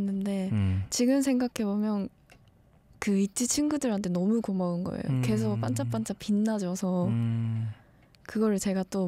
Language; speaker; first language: Korean; non-native, fluent; Japanese